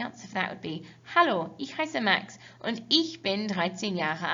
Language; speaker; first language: German; non-native, fluent; English